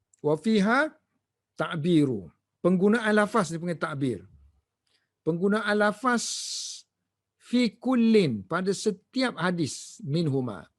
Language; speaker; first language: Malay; native; Malay